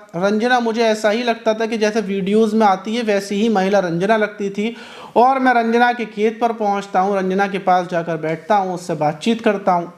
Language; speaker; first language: Hindi; native; Hindi